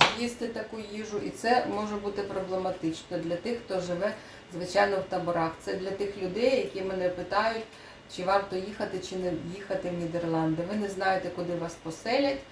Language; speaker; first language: Ukrainian; native; Ukrainian